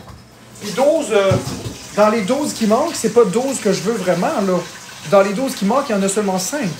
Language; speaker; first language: French; native; French